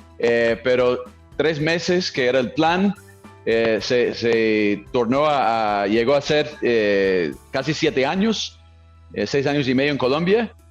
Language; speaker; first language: Spanish; non-native, fluent; English